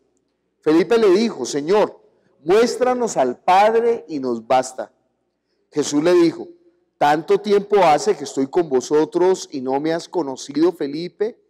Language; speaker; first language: Spanish; native; Spanish